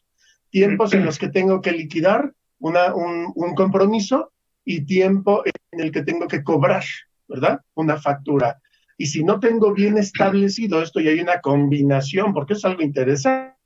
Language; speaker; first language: Spanish; native; Spanish